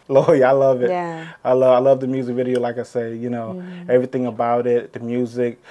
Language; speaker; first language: English; native; English